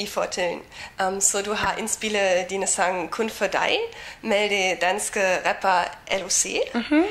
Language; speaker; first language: Danish; non-native, learner; German